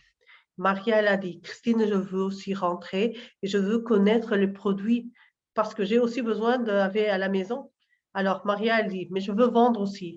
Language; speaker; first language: French; non-native, learner; Portuguese